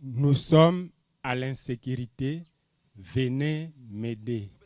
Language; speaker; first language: French; non-native, learner; Lingala